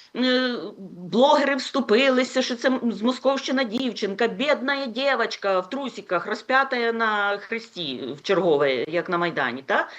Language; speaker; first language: Ukrainian; native; Ukrainian